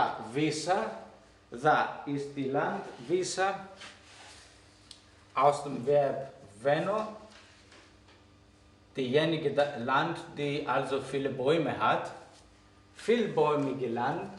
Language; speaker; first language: German; non-native, fluent; Greek